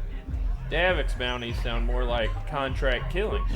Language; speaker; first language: English; native; English